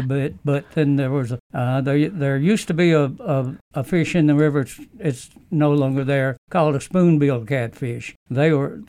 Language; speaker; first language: English; native; English